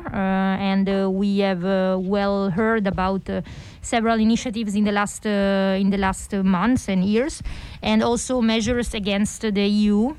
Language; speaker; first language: English; non-native, fluent; Italian